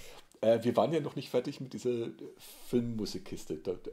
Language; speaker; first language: German; native; German